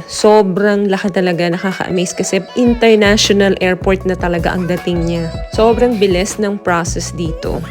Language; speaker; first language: Filipino; non-native, local second language; Cebuano